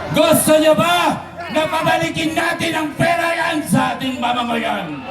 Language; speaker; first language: Filipino; non-native, local second language; Iloko